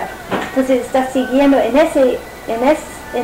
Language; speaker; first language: Spanish; non-native, fluent; English